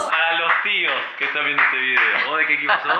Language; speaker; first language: Spanish; native; Spanish